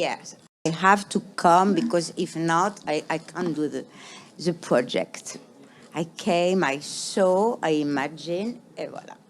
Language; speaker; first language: English; non-native, fluent; French